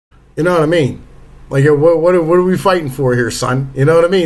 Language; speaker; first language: English; native; English